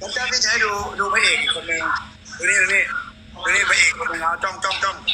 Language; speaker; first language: Thai; native; Thai